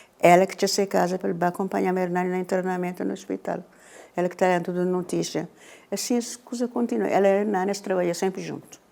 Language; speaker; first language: Portuguese; non-native, local second language; Kabuverdianu